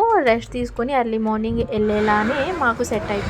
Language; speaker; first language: Telugu; native; Telugu